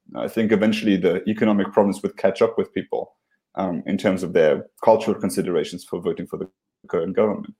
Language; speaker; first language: English; non-native, fluent; Luxembourgish